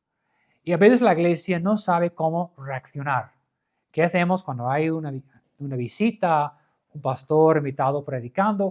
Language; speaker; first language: Spanish; non-native, fluent; English